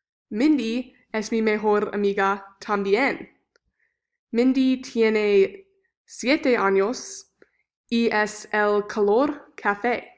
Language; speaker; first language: Spanish; non-native, learner; English